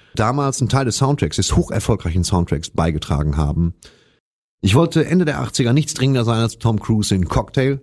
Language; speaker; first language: German; native; German